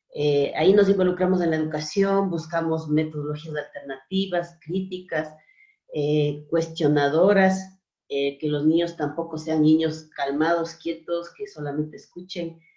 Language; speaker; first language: Spanish; native; Spanish